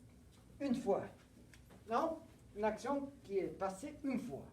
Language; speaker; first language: French; non-native, fluent; English